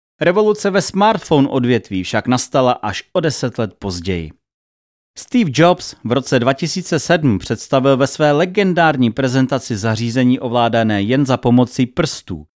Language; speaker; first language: Czech; native; Czech